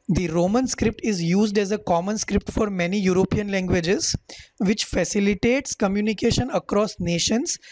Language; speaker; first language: Hindi; native; Hindi